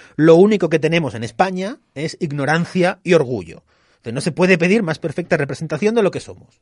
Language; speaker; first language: Spanish; non-native, local second language; Catalan